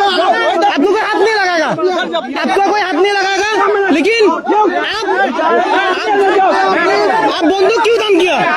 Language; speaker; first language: Hindi; non-native, learner; Bangla